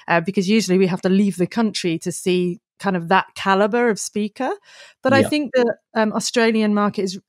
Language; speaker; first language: English; native; English